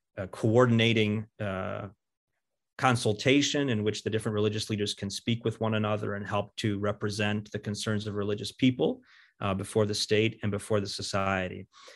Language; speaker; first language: English; early bilingual, other home language; Ukrainian